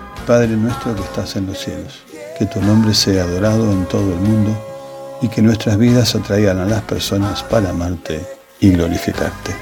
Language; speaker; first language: Spanish; native; Spanish